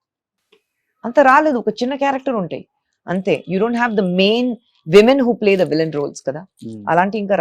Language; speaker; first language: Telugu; non-native, fluent; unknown